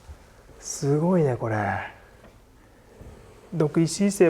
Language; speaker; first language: French; non-native, fluent; Japanese